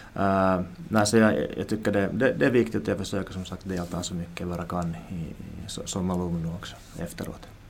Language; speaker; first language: Swedish; native; Swedish